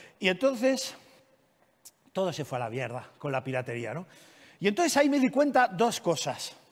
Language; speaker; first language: Spanish; non-native, local second language; Catalan